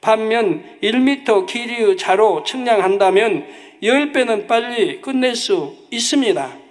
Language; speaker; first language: Korean; native; Korean